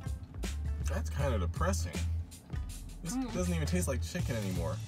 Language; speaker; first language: English; native; English